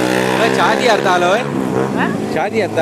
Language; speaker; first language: Hindi; non-native, local second language; Sindhi